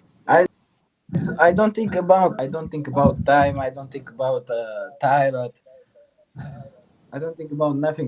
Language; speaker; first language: English; non-native, learner; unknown